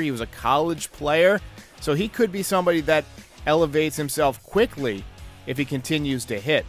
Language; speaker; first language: English; native; English